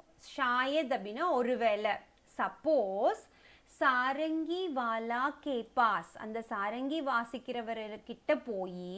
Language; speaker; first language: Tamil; native; Tamil